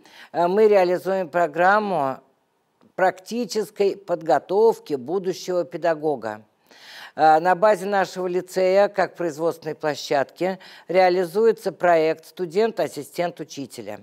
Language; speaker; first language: Russian; native; Russian